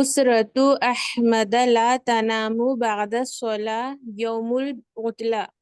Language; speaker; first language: Arabic; non-native, learner; Urdu